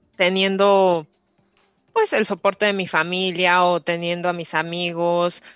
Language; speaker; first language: Spanish; native; Spanish